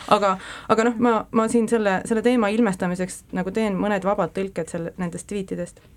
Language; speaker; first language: Estonian; native; Estonian